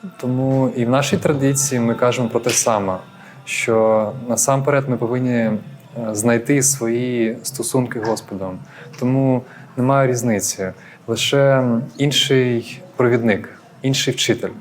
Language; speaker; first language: Ukrainian; non-native, local second language; Russian